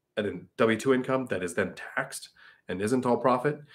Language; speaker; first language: English; native; English